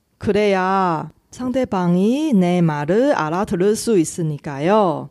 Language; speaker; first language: Korean; non-native, fluent; Chinese